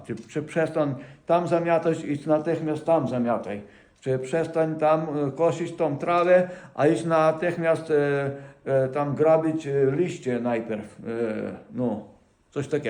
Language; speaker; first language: Polish; non-native, fluent; Ukrainian